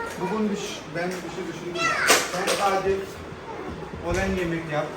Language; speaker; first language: Turkish; non-native, learner; Urdu